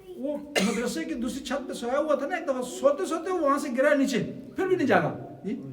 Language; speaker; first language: Urdu; non-native, local second language; Punjabi